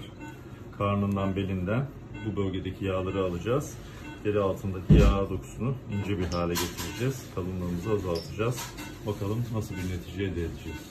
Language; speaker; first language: Turkish; native; Turkish